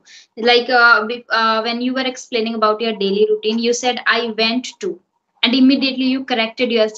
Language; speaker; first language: English; non-native, fluent; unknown